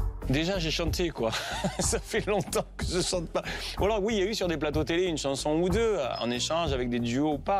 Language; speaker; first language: French; native; French